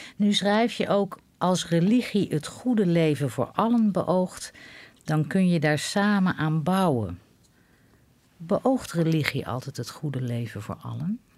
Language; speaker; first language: Dutch; native; Dutch